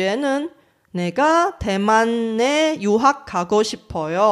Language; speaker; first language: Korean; non-native, fluent; Chinese